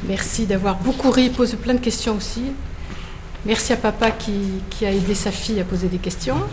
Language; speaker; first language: French; native; French